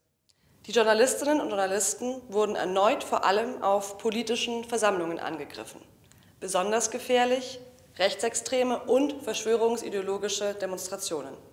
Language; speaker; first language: German; native; German